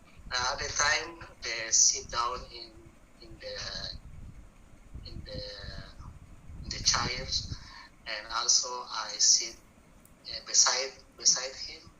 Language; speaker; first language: English; non-native, learner; Indonesian